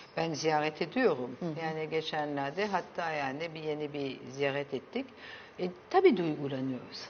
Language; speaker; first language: Turkish; early bilingual, heritage; Turkish